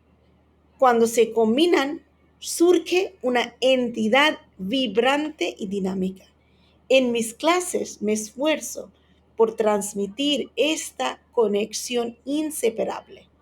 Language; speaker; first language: Spanish; non-native, fluent; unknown